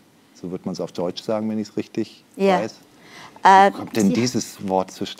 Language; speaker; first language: German; native; German